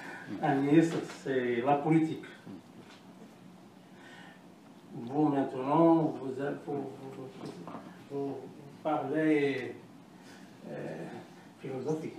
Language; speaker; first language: French; non-native, learner; Arabic